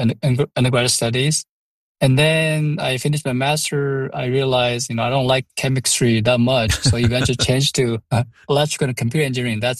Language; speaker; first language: English; non-native, fluent; Chinese